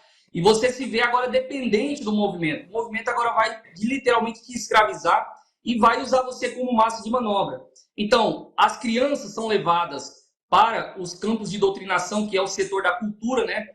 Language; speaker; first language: Portuguese; native; Portuguese